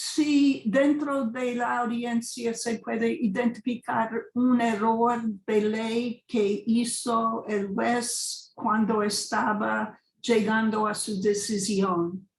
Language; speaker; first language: Spanish; non-native, fluent; English